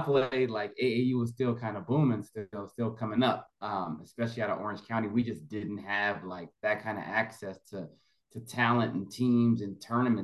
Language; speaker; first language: English; native; English